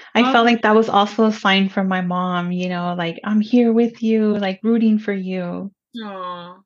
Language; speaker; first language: English; early bilingual, other home language; Spanish